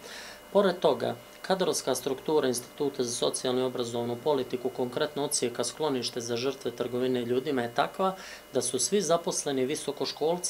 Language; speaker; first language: Serbian; native; Serbian